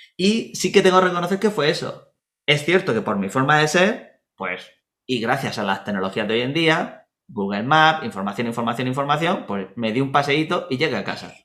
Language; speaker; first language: Spanish; native; Spanish